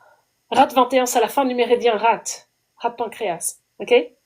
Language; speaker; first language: French; native; French